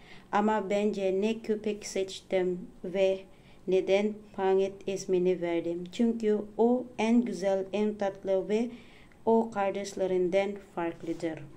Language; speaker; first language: Turkish; non-native, learner; Filipino